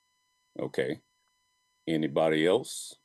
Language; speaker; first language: English; native; English